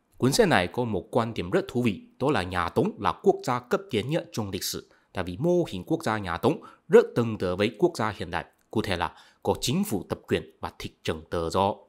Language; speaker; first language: Vietnamese; non-native, fluent; Chinese